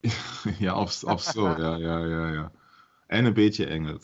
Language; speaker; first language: Dutch; non-native, learner; German